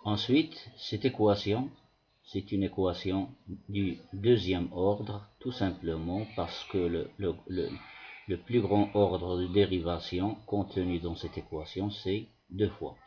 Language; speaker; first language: French; non-native, local second language; Arabic